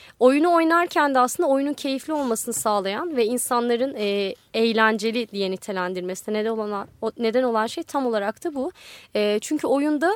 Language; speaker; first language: Turkish; native; Turkish